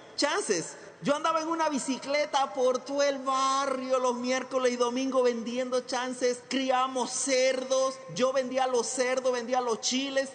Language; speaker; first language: Spanish; native; Spanish